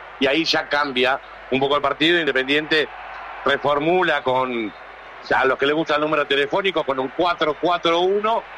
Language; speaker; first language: Spanish; native; Spanish